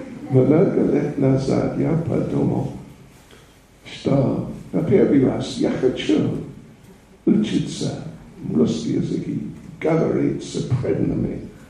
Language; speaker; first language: Russian; non-native, learner; English